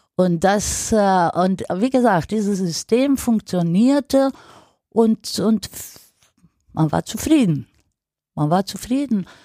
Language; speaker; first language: German; non-native, fluent; Greek